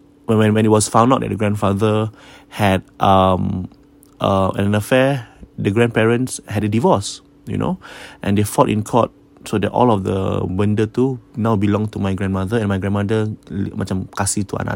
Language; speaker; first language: English; native; English